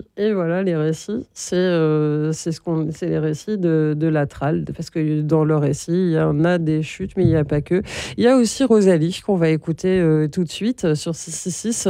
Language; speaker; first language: French; native; French